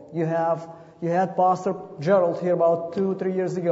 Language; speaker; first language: English; non-native, fluent; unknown